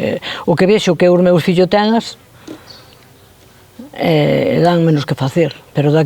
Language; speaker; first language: Galician; native; Galician